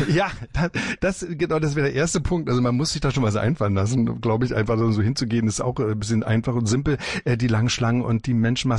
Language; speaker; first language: German; native; German